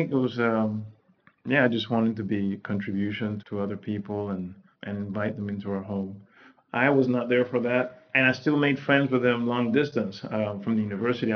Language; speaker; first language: English; non-native, fluent; Spanish